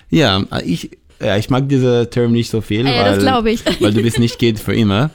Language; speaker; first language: German; non-native, learner; Hebrew